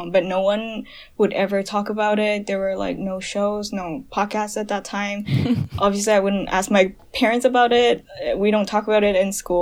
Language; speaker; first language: English; non-native, local second language; Cantonese